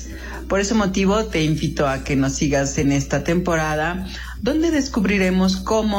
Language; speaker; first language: Spanish; native; Spanish